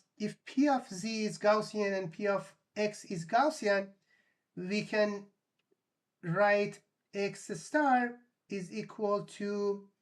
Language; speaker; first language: English; non-native, fluent; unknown